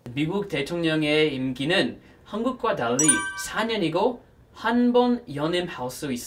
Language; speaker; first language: Korean; non-native, fluent; English